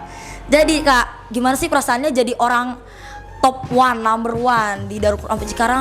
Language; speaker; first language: Indonesian; native; Indonesian